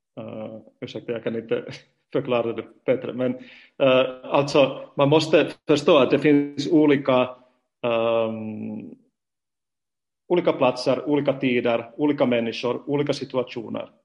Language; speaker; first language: Swedish; non-native, fluent; Finnish